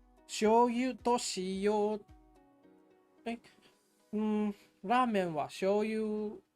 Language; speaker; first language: Japanese; non-native, learner; English